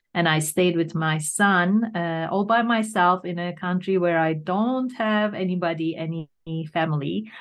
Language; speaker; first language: English; non-native, fluent; Turkish